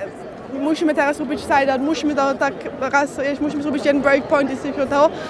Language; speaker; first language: Polish; early bilingual, heritage; Polish